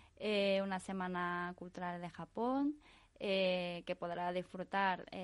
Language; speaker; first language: Spanish; non-native, fluent; Japanese